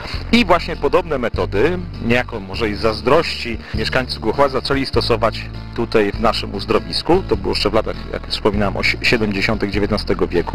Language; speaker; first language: Polish; native; Polish